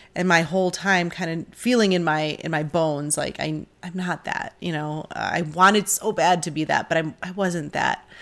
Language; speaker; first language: English; native; English